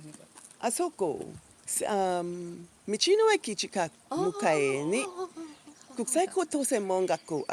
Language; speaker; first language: Japanese; non-native, learner; English